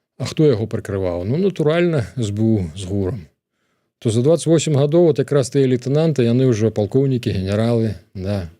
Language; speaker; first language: Belarusian; native; Belarusian